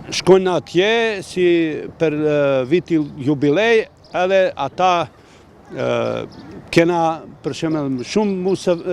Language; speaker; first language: Albanian; non-native, local second language; Croatian